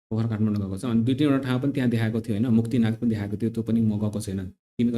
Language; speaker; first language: Nepali; native; Nepali